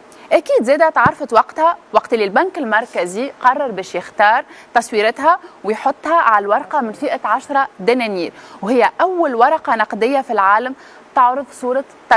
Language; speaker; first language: Arabic; native; Arabic